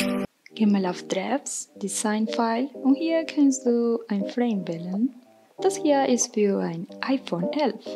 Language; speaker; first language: German; non-native, fluent; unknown